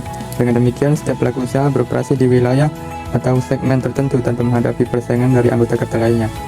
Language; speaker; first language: Indonesian; native; Indonesian